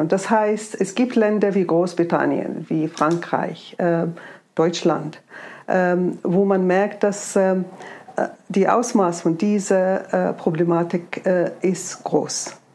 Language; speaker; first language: German; non-native, fluent; Arabic